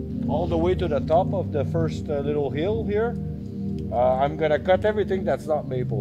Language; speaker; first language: English; non-native, fluent; French